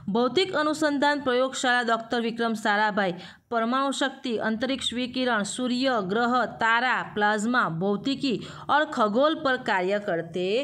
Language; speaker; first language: Hindi; non-native, local second language; Gujarati